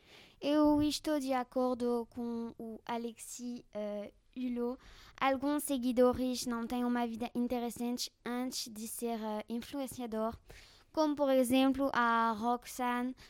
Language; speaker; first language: Portuguese; non-native, learner; French